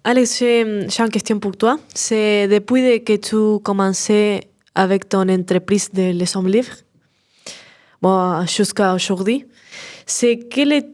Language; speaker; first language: French; non-native, learner; Spanish